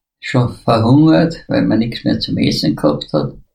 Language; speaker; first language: German; native; German